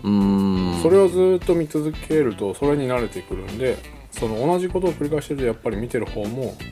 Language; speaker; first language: Japanese; native; Japanese